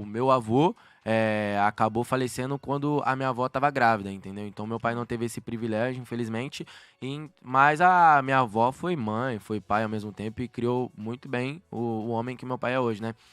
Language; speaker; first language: Portuguese; native; Portuguese